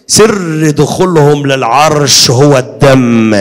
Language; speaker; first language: Arabic; native; Arabic